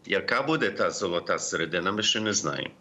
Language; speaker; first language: Ukrainian; early bilingual, heritage; Ukrainian